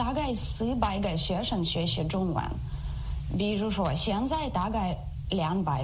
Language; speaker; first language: Chinese; non-native, learner; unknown